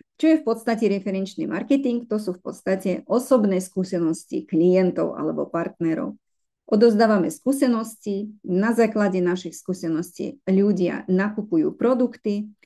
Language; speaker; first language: Slovak; non-native, fluent; Russian